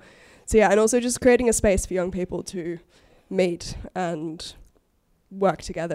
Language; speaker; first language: English; native; English